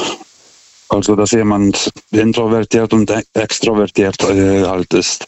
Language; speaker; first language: German; non-native, fluent; Lithuanian